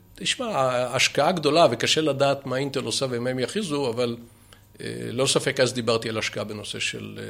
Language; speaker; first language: Hebrew; native; Hebrew